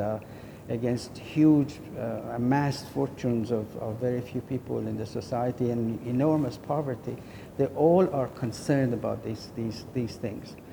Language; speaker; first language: English; non-native, fluent; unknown